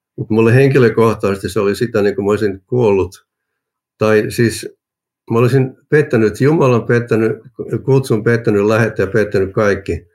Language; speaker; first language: Finnish; native; Finnish